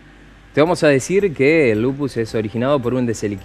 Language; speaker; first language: Spanish; native; Spanish